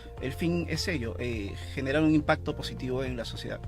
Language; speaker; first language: Spanish; native; Spanish